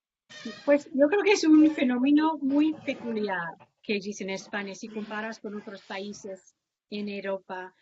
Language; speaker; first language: Spanish; non-native, fluent; English